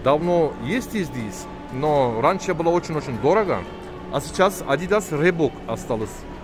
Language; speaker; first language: Russian; non-native, learner; Turkish